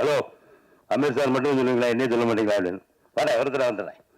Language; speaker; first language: Tamil; native; Tamil